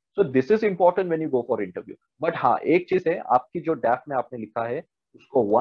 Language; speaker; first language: Hindi; non-native, local second language; Marathi